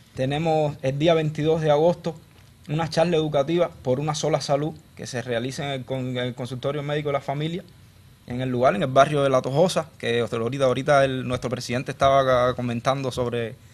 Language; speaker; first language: Spanish; native; Spanish